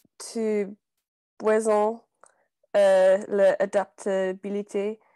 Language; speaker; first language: French; non-native, learner; English